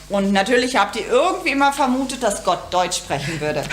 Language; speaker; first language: German; native; German